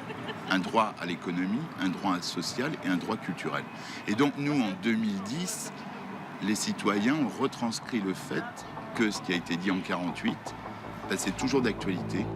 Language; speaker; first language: French; native; French